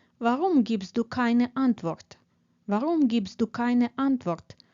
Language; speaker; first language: German; non-native, fluent; Ukrainian